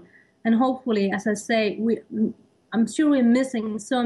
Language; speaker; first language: English; non-native, fluent; Spanish